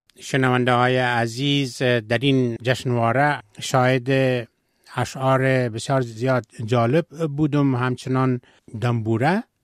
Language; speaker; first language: Persian; native; Persian